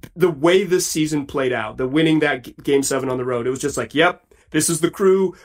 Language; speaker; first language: English; native; English